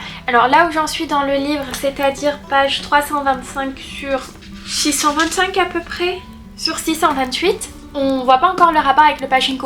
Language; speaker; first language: French; native; French